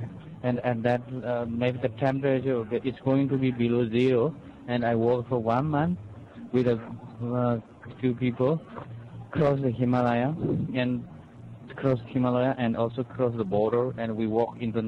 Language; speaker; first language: English; non-native, fluent; Chinese